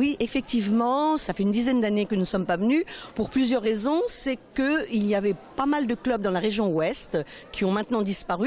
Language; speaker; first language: French; native; French